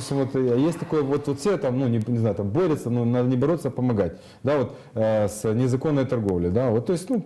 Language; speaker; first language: Russian; native; Russian